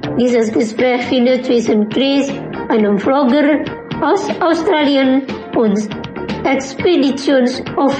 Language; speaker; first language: German; non-native, fluent; Indonesian